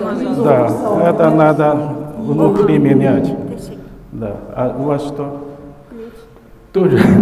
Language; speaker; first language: Russian; non-native, learner; Chinese